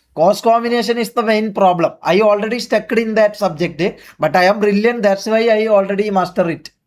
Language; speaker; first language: English; non-native, learner; Malayalam